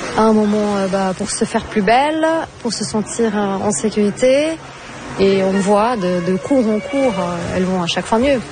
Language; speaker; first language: French; non-native, fluent; Portuguese